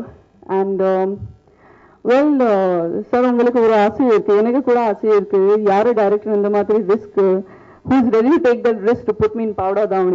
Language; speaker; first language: Tamil; non-native, learner; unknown